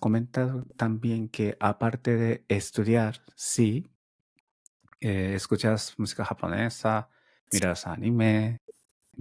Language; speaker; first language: Spanish; non-native, fluent; Japanese